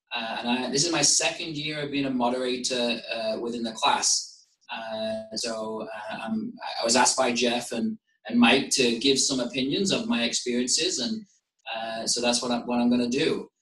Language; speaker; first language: English; native; English